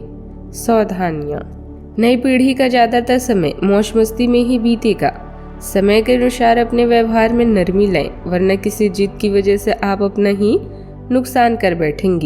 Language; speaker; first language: Hindi; native; Hindi